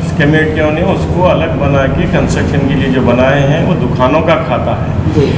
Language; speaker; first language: Hindi; non-native, local second language; Urdu